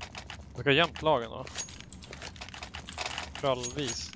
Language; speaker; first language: Swedish; native; Swedish